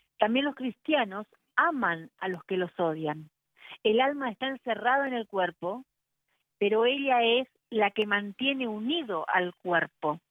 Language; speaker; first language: Spanish; native; Spanish